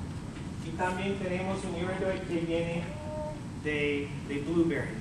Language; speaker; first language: Spanish; early bilingual, heritage; English